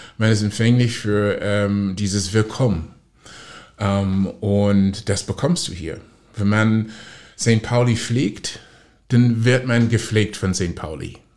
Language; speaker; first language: German; non-native, fluent; English